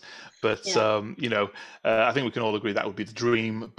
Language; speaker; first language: English; native; English